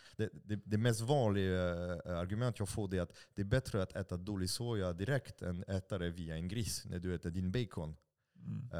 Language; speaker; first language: Swedish; non-native, fluent; French